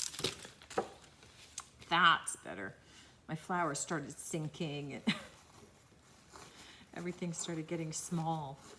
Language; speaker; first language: English; native; English